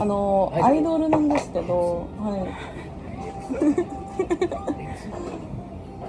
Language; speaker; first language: Japanese; non-native, fluent; Korean